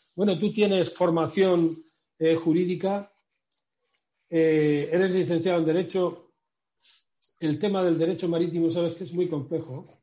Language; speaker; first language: Spanish; native; Spanish